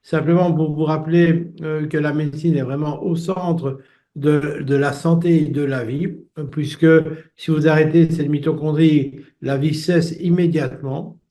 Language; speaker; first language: French; native; French